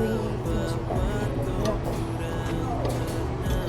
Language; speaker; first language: English; non-native, local second language; Filipino